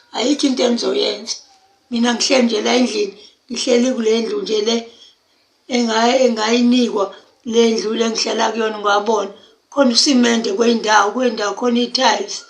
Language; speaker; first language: Zulu; native; Zulu